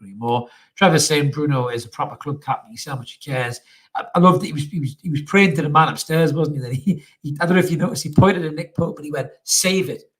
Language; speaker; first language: English; native; English